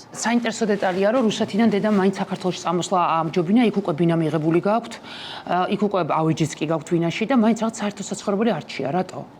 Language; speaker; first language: Georgian; native; Georgian